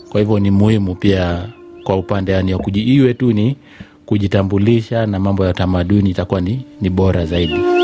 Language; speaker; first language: Swahili; non-native, local second language; Gusii